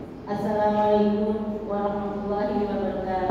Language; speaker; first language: Indonesian; native; Indonesian